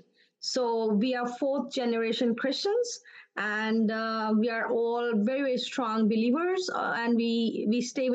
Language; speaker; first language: English; non-native, local second language; Urdu